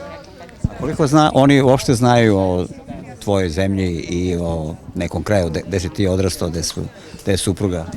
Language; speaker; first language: Serbian; native; Serbian